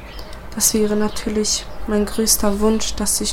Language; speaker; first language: German; early bilingual, other home language; Bosnian